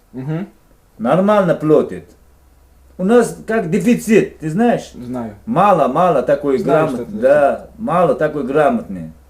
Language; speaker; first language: Russian; non-native, local second language; Uzbek